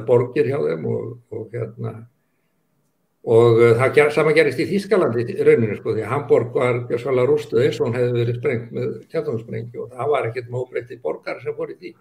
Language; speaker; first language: Icelandic; native; Icelandic